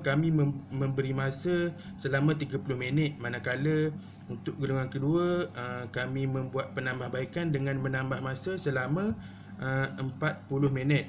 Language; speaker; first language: Malay; native; Malay